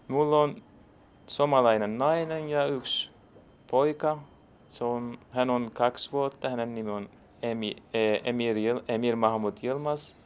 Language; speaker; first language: Finnish; non-native, learner; Turkish